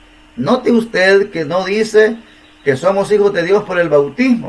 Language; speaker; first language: Spanish; native; Spanish